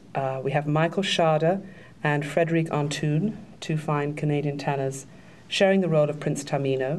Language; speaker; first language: English; native; English